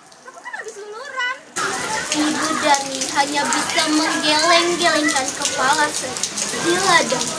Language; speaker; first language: Indonesian; non-native, local second language; Balinese